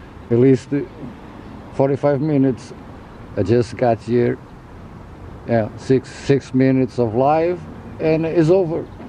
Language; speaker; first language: English; non-native, fluent; Portuguese